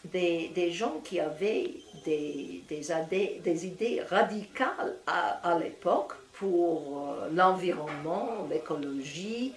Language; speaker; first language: French; non-native, fluent; English